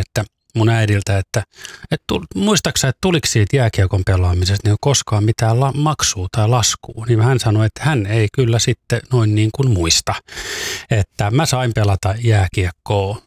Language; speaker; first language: Finnish; native; Finnish